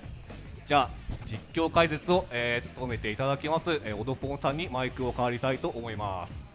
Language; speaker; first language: Japanese; native; Japanese